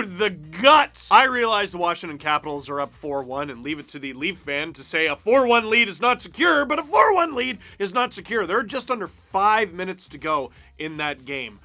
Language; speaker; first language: English; native; English